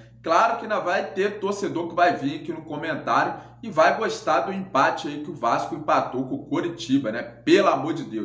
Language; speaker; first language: Portuguese; native; Portuguese